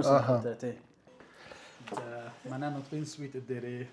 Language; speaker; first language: Mongolian; non-native, learner; Arabic